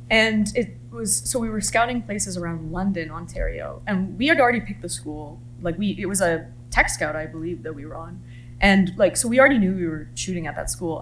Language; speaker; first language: English; native; English